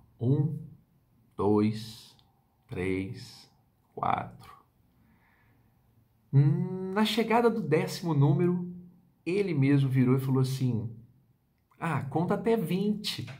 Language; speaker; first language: Portuguese; native; Portuguese